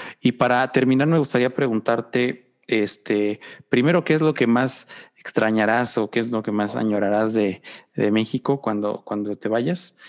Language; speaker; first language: Spanish; native; Spanish